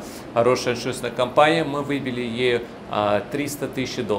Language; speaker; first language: Russian; early bilingual, heritage; Russian